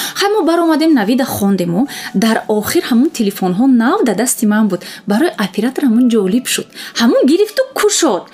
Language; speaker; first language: Tajik; non-native, local second language; Russian